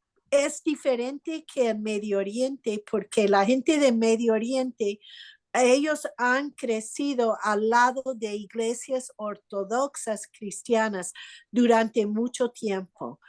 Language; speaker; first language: Spanish; non-native, fluent; English